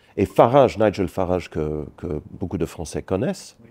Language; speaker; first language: French; non-native, fluent; English